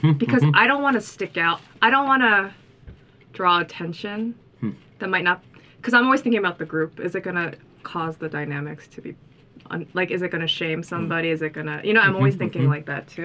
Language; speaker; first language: English; native; English